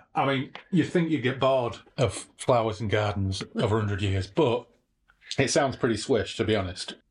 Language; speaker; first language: English; native; English